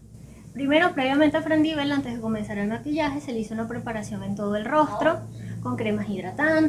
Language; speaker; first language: Spanish; native; Spanish